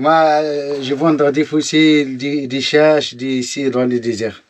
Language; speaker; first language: French; non-native, learner; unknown